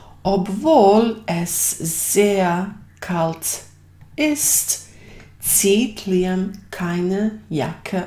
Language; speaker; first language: German; non-native, fluent; Bosnian